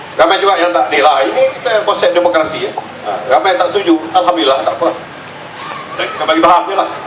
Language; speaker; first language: Malay; native; Malay